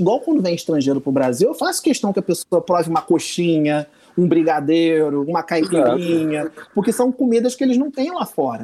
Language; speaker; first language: Portuguese; native; Portuguese